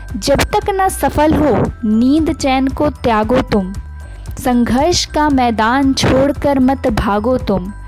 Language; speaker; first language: Hindi; native; Hindi